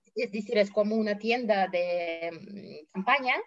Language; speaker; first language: Spanish; non-native, fluent; Russian